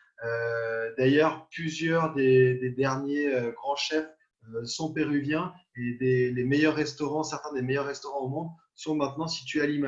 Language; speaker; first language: French; native; French